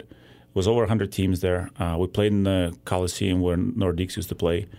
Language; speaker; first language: English; non-native, fluent; Lithuanian